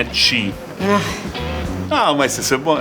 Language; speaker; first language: Portuguese; non-native, fluent; English